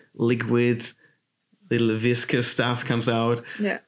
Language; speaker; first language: English; non-native, fluent; German